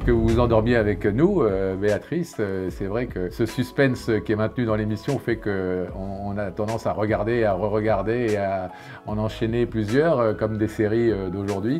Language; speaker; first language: French; native; French